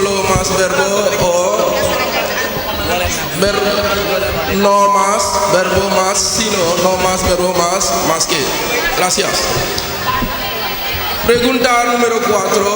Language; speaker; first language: Spanish; non-native, fluent; French